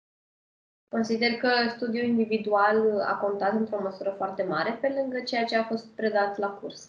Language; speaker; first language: Romanian; native; Romanian